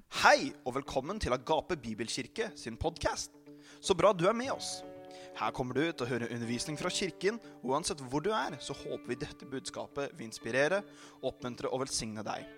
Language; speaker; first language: Norwegian; native; Norwegian